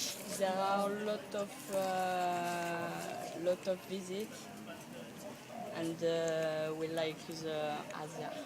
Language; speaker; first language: English; non-native, learner; French